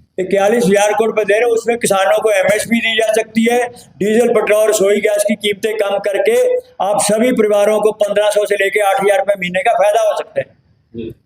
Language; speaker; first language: Hindi; native; Hindi